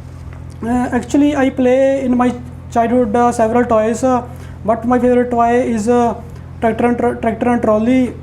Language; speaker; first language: English; non-native, learner; Punjabi